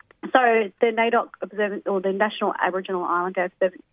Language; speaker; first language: English; native; English